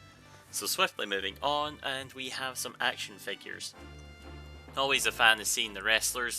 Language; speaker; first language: English; native; English